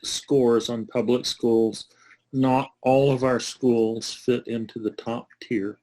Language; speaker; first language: English; native; English